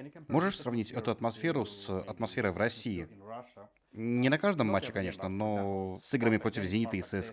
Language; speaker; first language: Russian; native; Russian